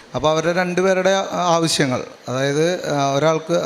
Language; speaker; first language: Malayalam; native; Malayalam